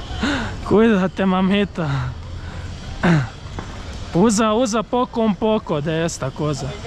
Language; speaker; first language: Spanish; non-native, learner; Croatian